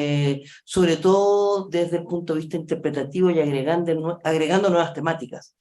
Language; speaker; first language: Spanish; native; Spanish